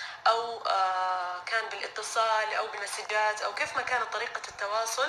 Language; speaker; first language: Arabic; native; Arabic